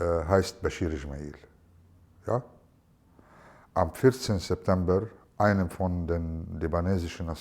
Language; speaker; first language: German; non-native, fluent; Arabic